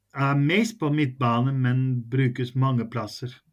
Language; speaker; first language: Norwegian; non-native, fluent; Dutch